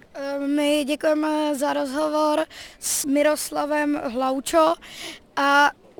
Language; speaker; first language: Czech; native; Czech